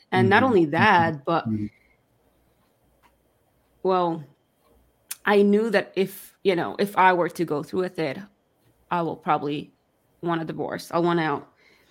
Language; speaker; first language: English; early bilingual, other home language; Yiddish